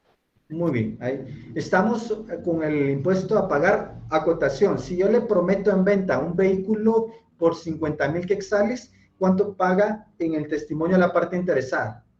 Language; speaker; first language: Spanish; native; Spanish